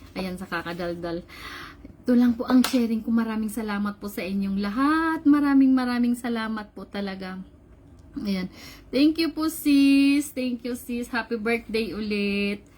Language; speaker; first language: Filipino; non-native, local second language; Cebuano